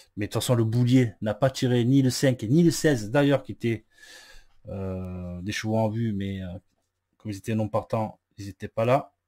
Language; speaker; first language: French; native; French